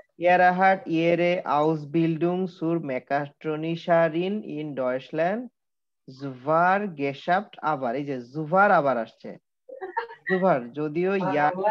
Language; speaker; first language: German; non-native, learner; Bangla